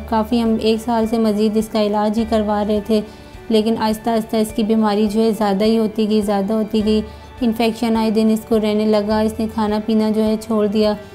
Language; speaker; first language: Hindi; native; Hindi